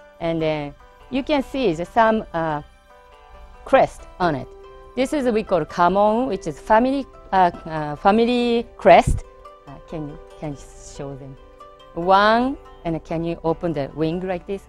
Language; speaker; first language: English; non-native, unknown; Japanese